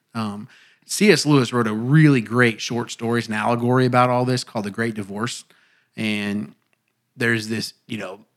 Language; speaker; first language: English; native; English